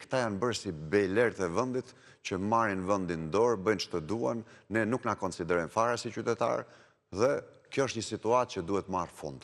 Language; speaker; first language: Albanian; native; Albanian